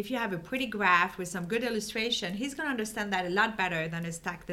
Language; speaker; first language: English; non-native, fluent; French